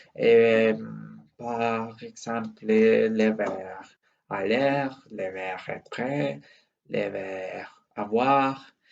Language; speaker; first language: French; non-native, learner; Spanish